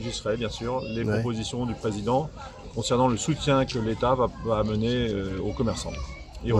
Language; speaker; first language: French; native; French